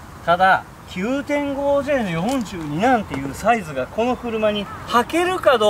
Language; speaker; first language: Japanese; native; Japanese